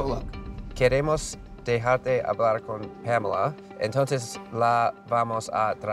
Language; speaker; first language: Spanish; non-native, learner; English